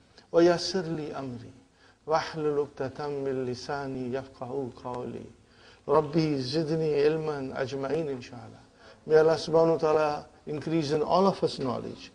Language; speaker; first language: Arabic; non-native, fluent; Urdu